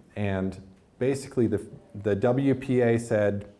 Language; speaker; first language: English; native; English